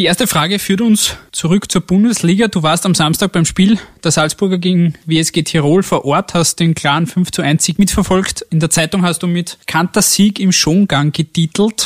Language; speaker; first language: German; native; German